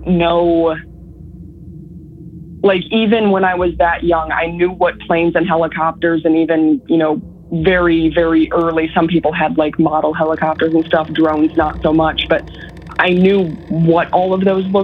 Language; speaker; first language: English; native; English